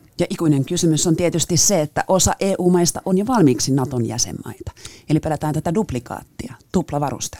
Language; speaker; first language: Finnish; native; Finnish